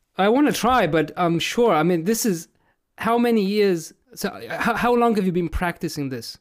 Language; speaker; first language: English; non-native, fluent; Italian